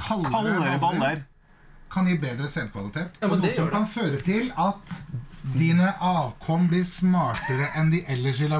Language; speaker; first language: Norwegian; native; Norwegian